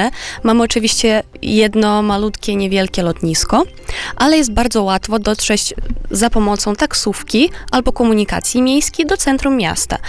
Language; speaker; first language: Polish; non-native, fluent; Romanian